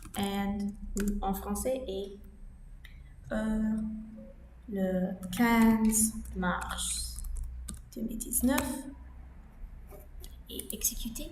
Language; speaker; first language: French; non-native, learner; English